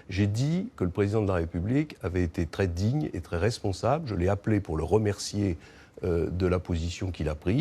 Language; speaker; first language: French; native; French